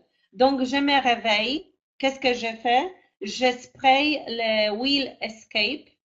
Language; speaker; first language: French; non-native, fluent; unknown